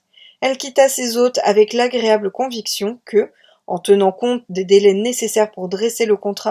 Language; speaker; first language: French; native; French